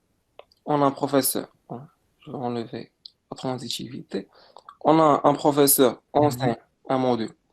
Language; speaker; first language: French; non-native, local second language; Arabic